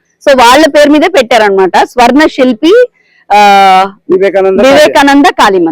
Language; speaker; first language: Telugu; non-native, local second language; Bangla